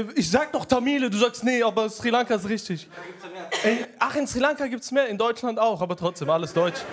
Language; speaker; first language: German; native; German